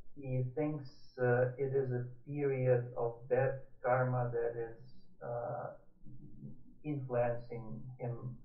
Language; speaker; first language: English; non-native, fluent; Russian